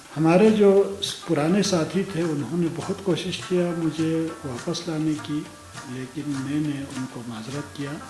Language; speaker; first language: Urdu; non-native, local second language; Balti